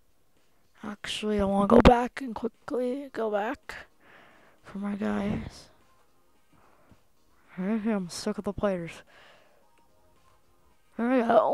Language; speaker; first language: English; native; English